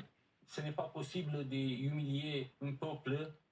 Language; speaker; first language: French; non-native, learner; Romanian